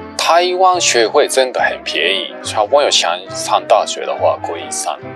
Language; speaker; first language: Chinese; non-native, fluent; Japanese